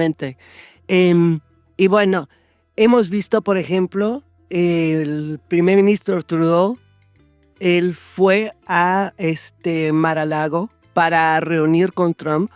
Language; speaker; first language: Spanish; non-native, fluent; English